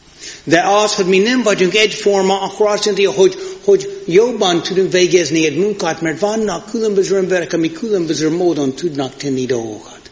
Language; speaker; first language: Hungarian; non-native, fluent; English